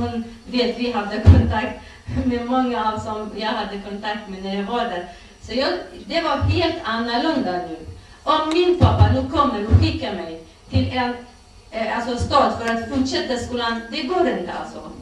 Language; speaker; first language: Swedish; non-native, fluent; Kurdish